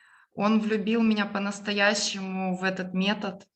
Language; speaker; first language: Russian; native; Russian